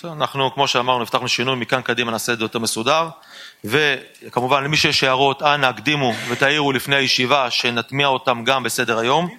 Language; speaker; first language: Hebrew; native; Hebrew